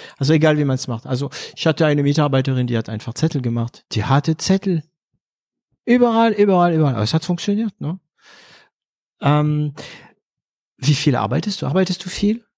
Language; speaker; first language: German; non-native, fluent; French